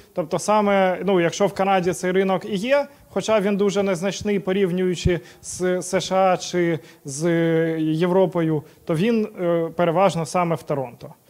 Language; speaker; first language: Ukrainian; non-native, local second language; Russian